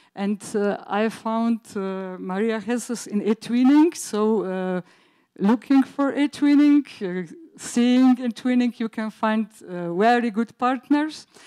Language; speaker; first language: English; non-native, learner; Slovenian